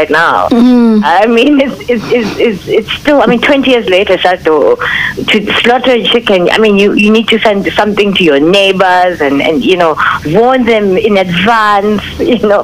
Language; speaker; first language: English; non-native, local second language; Zulu